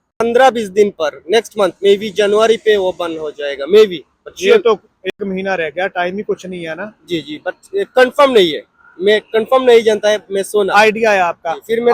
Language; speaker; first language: Hindi; non-native, learner; Bangla